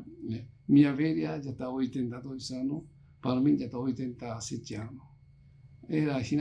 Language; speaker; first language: Portuguese; non-native, learner; Japanese